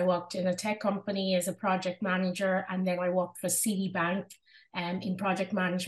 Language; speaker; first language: English; non-native, local second language; Yoruba